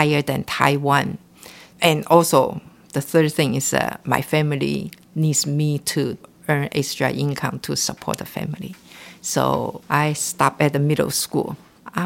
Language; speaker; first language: English; non-native, local second language; Cantonese